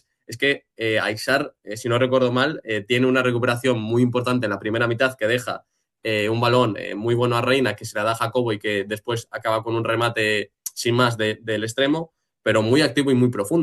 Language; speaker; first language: Spanish; native; Spanish